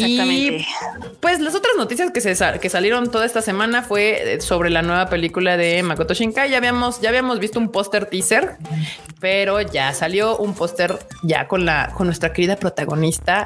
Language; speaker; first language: Spanish; native; Spanish